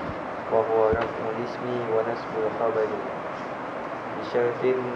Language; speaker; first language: Arabic; non-native, learner; Malay